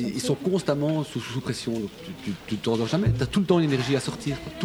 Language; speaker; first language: French; native; French